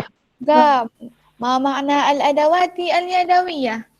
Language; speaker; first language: Arabic; non-native, fluent; Malay